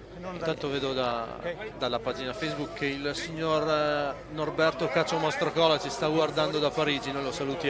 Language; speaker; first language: Italian; native; Italian